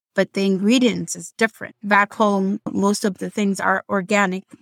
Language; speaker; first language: English; non-native, fluent; Amharic